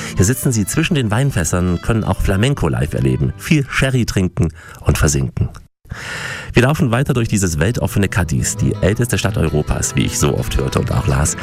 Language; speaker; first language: German; native; German